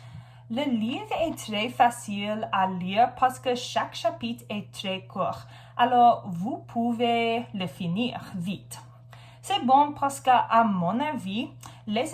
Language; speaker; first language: French; non-native, learner; English